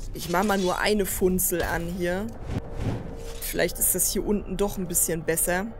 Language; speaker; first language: German; native; German